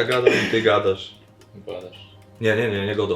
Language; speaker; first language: Polish; non-native, learner; Serbian